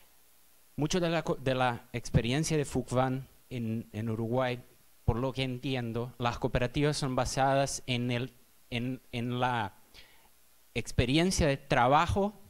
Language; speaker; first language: Spanish; non-native, fluent; Portuguese